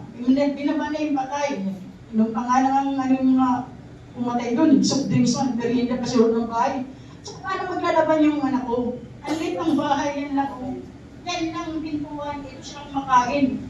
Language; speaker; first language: Filipino; native; Filipino